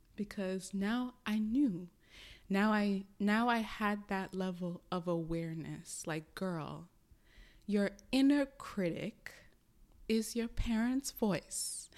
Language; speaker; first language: English; early bilingual, other home language; Yoruba